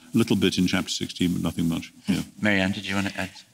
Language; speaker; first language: English; native; English